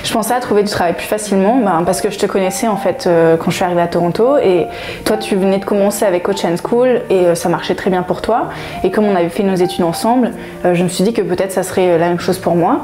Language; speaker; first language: French; native; French